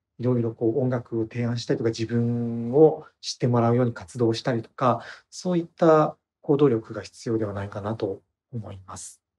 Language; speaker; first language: Japanese; native; Japanese